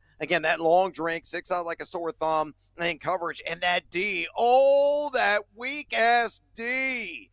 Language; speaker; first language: English; native; English